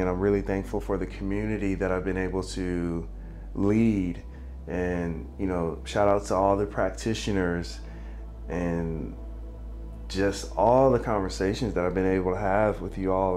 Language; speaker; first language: English; native; English